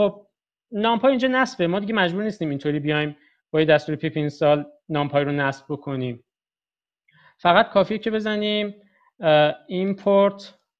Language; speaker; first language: Persian; native; Persian